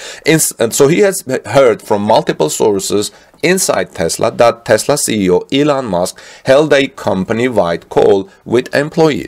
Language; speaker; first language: English; non-native, fluent; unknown